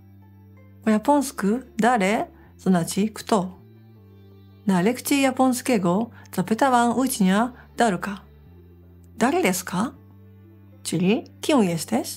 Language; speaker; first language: Polish; non-native, fluent; Japanese